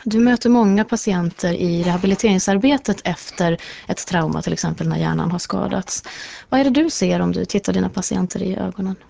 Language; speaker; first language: Swedish; native; Swedish